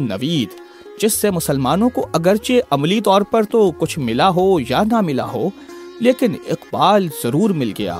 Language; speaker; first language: Urdu; native; Urdu